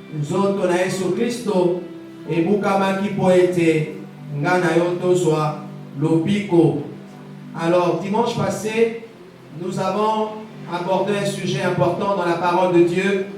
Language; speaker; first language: Lingala; native; Lingala